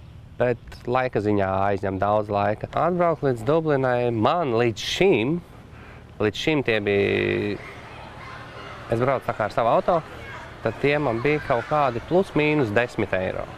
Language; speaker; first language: Latvian; native; Latvian